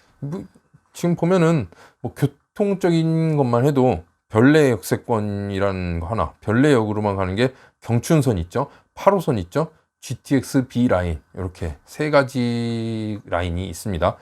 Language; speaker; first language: Korean; native; Korean